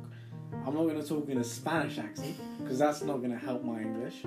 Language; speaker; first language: English; native; English